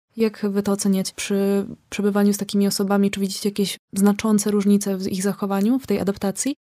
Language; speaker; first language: Polish; native; Polish